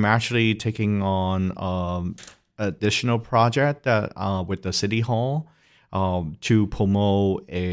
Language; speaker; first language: English; non-native, local second language; Cantonese